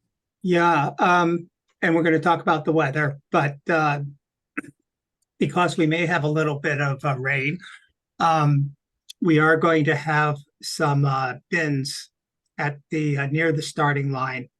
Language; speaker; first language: English; native; English